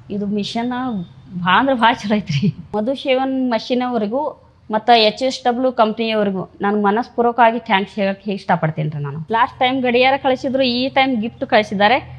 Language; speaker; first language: Kannada; native; Kannada